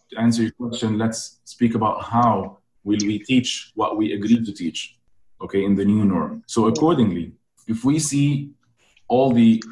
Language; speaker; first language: English; non-native, fluent; Arabic